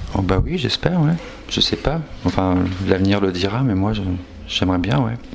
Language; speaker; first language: French; native; French